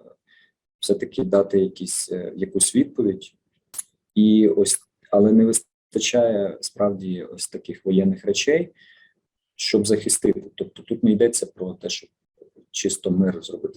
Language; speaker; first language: Ukrainian; native; Ukrainian